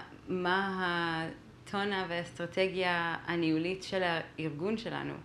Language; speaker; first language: Hebrew; non-native, fluent; English